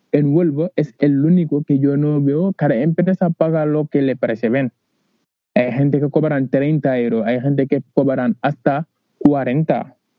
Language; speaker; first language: Spanish; non-native, learner; Wolof